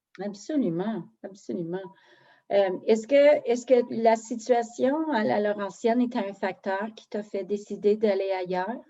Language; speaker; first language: French; native; French